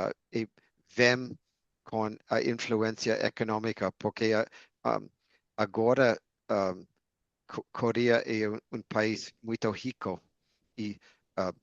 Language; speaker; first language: Portuguese; non-native, learner; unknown